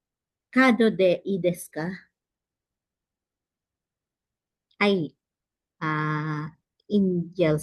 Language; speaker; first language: Japanese; non-native, learner; Filipino